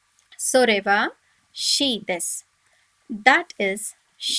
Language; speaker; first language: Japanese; non-native, fluent; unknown